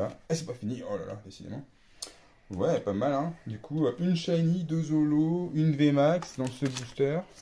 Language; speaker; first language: French; native; French